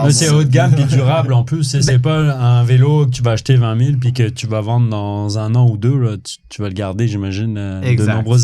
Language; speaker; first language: French; native; French